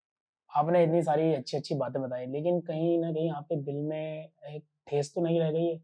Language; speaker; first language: Hindi; native; Hindi